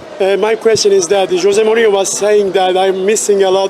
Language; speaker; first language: English; non-native, fluent; Turkish